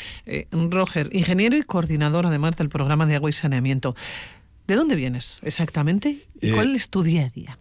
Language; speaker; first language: Spanish; native; Spanish